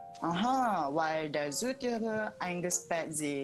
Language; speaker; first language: German; non-native, learner; Malay